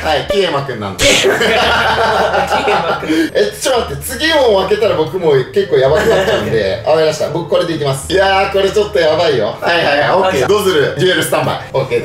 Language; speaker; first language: Japanese; native; Japanese